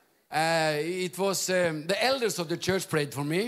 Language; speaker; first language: English; non-native, fluent; Norwegian